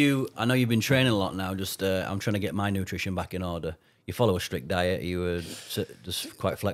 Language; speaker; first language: English; native; English